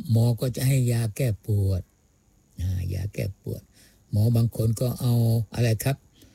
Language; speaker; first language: Thai; non-native, local second language; Pattani Malay